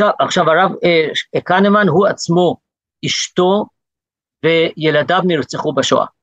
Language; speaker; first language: Hebrew; early bilingual, other home language; English